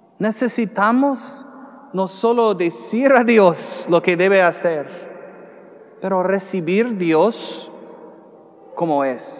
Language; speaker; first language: Spanish; non-native, learner; English